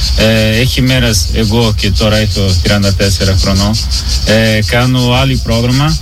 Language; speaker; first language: Greek; non-native, learner; Portuguese